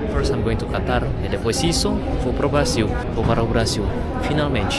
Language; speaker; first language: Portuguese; non-native, learner; Indonesian